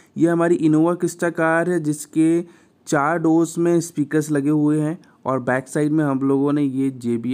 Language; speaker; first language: Hindi; native; Hindi